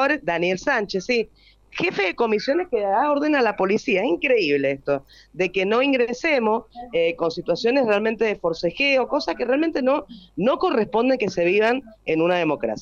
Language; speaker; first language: Spanish; native; Spanish